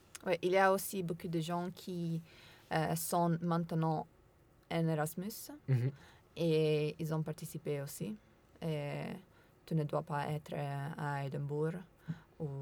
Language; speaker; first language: French; non-native, learner; Italian